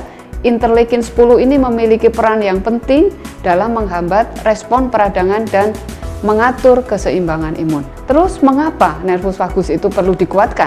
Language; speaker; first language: Indonesian; native; Indonesian